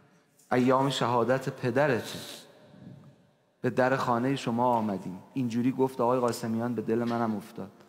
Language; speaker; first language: Persian; native; Persian